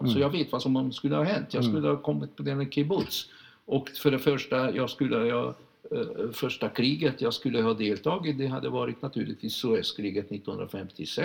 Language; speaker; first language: Swedish; non-native, fluent; Hungarian